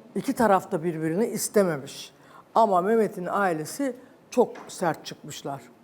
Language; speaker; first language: Turkish; native; Turkish